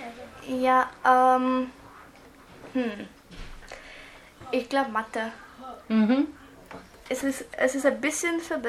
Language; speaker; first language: German; early bilingual, other home language; Croatian